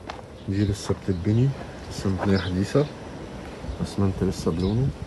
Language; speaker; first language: Arabic; native; Arabic